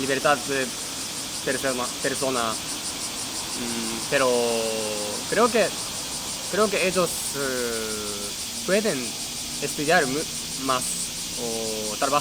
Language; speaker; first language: Spanish; non-native, learner; Japanese